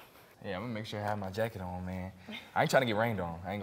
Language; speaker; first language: English; native; English